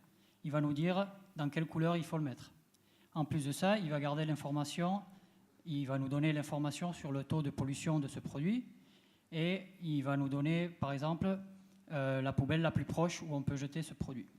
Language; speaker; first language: French; non-native, learner; Spanish